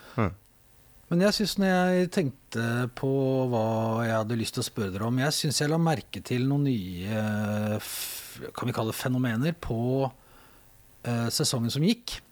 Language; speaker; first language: Norwegian; native; Norwegian